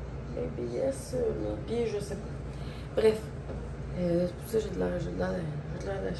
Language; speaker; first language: French; native; French